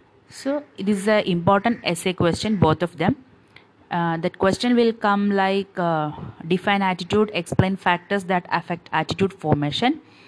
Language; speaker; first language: English; non-native, local second language; Malayalam